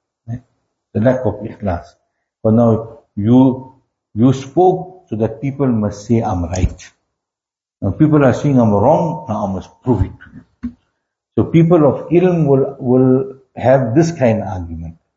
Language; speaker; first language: English; native; English